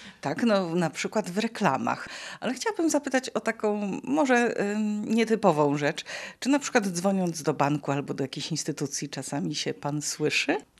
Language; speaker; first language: Polish; native; Polish